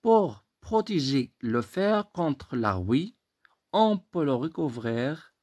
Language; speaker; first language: French; non-native, local second language; Arabic